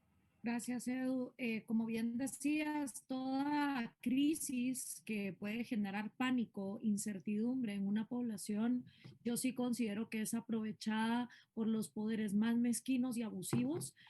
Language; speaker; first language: Spanish; native; Spanish